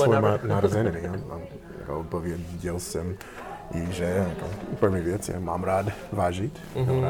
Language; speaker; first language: Czech; non-native, learner; English